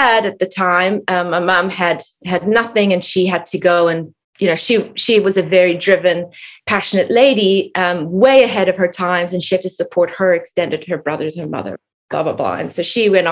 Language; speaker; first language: English; native; English